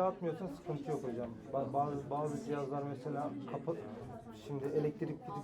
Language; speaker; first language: Turkish; native; Turkish